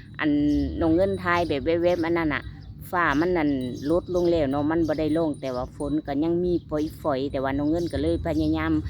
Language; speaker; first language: Thai; non-native, local second language; Lao